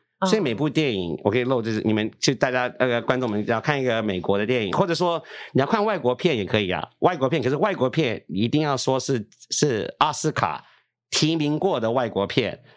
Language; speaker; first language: Chinese; early bilingual, heritage; Chinese